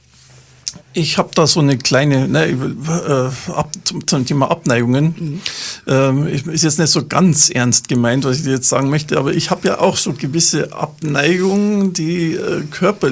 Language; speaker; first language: German; native; German